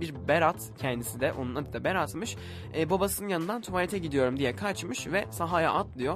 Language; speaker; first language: Turkish; native; Turkish